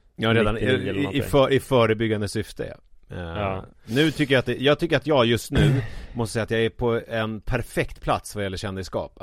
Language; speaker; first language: Swedish; native; Swedish